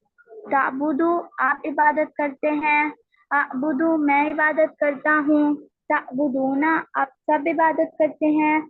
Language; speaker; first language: Hindi; non-native, learner; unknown